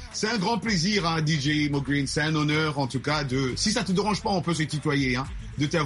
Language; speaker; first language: French; non-native, local second language; Lingala